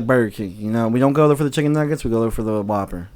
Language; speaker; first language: English; native; English